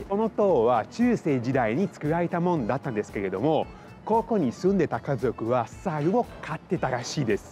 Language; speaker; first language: Japanese; non-native, fluent; Italian